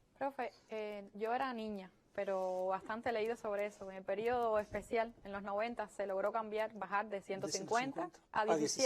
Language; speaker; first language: Spanish; native; Spanish